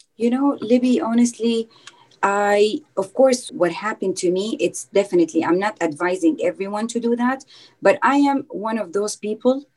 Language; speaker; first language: English; non-native, fluent; Arabic